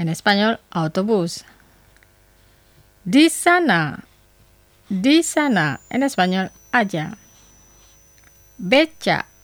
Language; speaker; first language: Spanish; non-native, fluent; Indonesian